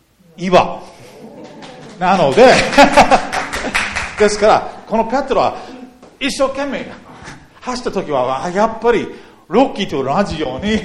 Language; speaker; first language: Japanese; non-native, fluent; English